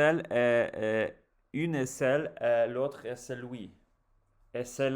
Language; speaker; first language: French; non-native, learner; English